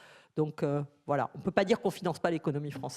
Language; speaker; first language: French; native; French